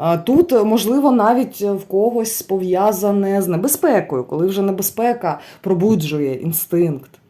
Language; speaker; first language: Ukrainian; non-native, local second language; Russian